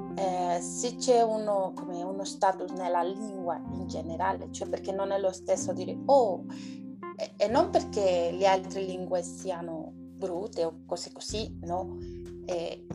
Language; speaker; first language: Italian; non-native, learner; Spanish